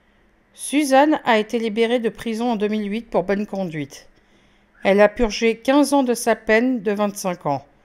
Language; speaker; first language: French; native; French